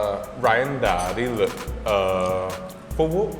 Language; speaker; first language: Vietnamese; non-native, learner; English